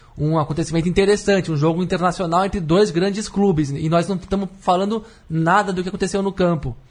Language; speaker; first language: Portuguese; native; Portuguese